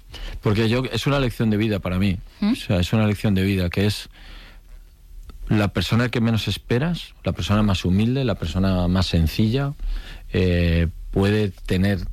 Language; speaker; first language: Spanish; native; Spanish